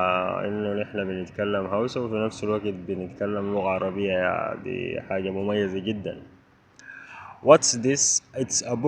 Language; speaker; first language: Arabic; non-native, local second language; Hausa